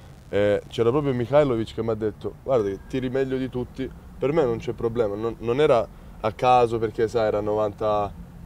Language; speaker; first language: Italian; non-native, fluent; Serbian